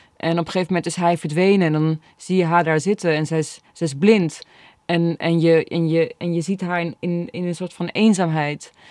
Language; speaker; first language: Dutch; early bilingual, other home language; Bosnian